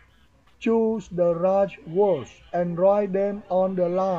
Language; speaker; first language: English; non-native, fluent; Vietnamese